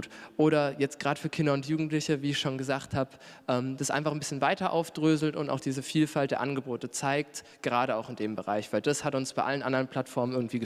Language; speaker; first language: German; native; German